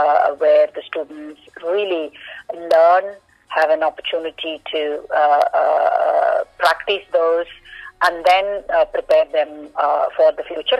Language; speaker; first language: English; non-native, local second language; Malayalam